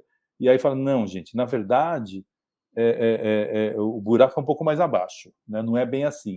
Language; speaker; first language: Portuguese; native; Portuguese